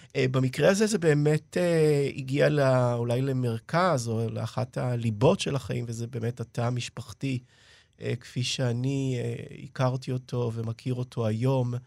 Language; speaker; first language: Hebrew; native; Hebrew